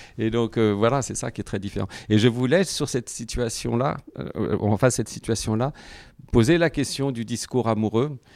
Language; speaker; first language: French; native; French